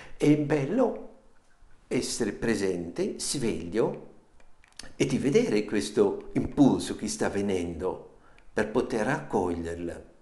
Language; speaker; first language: Italian; non-native, fluent; German